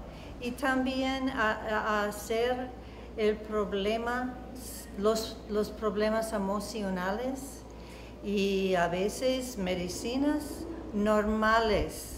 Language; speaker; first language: Spanish; non-native, learner; English